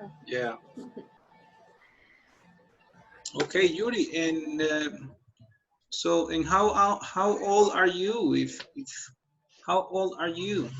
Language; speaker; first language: English; non-native, fluent; Spanish